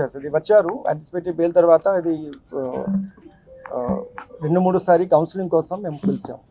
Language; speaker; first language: Telugu; non-native, fluent; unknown